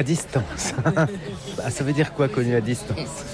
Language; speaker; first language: French; native; French